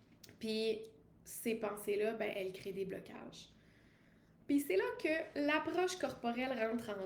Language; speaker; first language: French; native; French